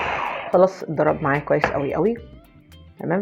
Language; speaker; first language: Arabic; native; Arabic